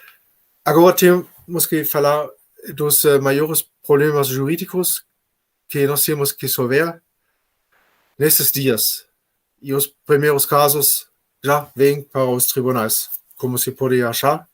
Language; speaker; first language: Portuguese; non-native, fluent; German